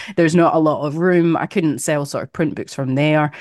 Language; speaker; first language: English; native; English